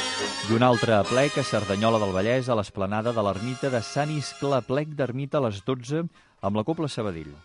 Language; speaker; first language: Catalan; native; Catalan